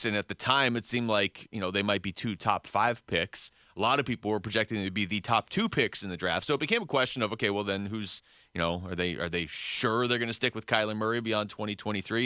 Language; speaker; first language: English; native; English